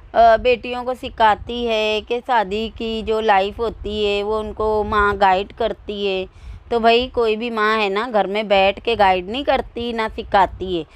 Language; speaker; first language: Hindi; native; Hindi